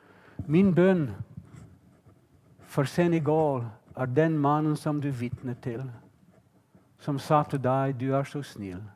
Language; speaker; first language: Norwegian; non-native, fluent; English